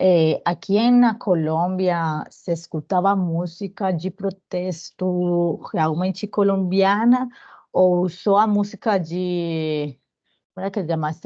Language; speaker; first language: Portuguese; non-native, learner; Spanish